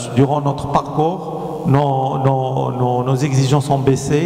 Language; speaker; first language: French; non-native, local second language; Arabic